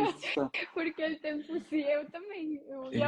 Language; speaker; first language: Portuguese; non-native, learner; Italian